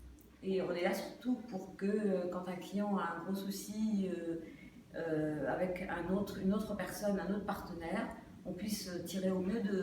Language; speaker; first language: French; native; French